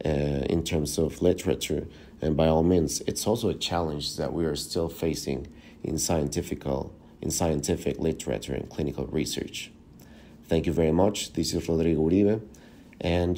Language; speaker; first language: English; non-native, fluent; Spanish